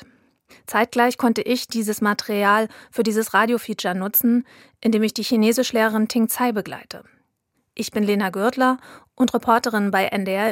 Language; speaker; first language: German; native; German